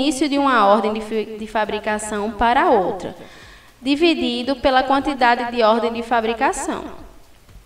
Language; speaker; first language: Portuguese; native; Portuguese